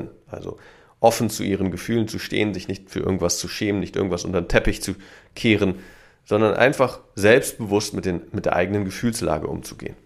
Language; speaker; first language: German; native; German